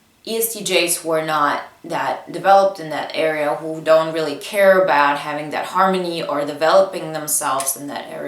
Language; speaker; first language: English; non-native, fluent; Bulgarian